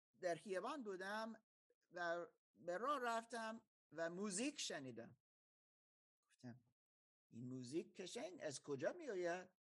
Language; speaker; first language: Persian; non-native, fluent; German